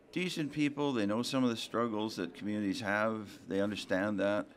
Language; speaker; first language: English; native; English